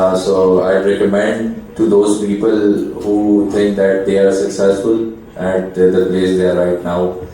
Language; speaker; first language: English; non-native, local second language; Urdu